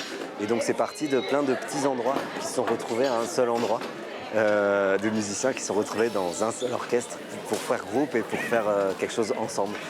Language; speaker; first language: French; native; French